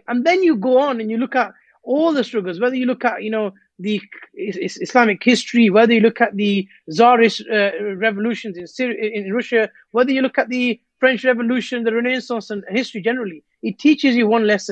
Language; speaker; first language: English; native; English